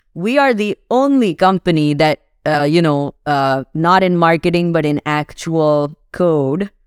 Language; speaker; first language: English; non-native, local second language; Urdu